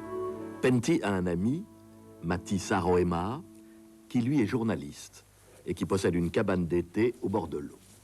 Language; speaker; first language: French; native; French